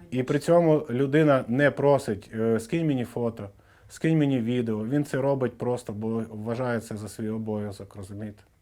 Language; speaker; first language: Ukrainian; non-native, local second language; Russian